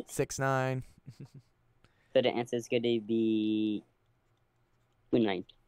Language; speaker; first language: English; native; English